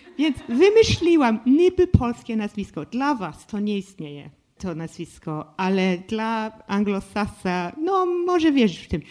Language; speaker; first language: Polish; non-native, fluent; English